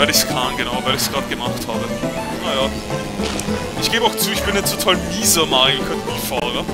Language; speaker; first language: German; native; German